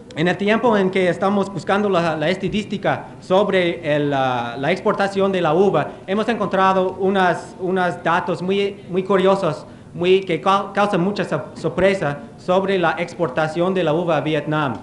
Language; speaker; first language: Spanish; non-native, fluent; English